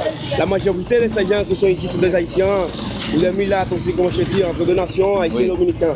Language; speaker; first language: French; non-native, learner; Haitian Creole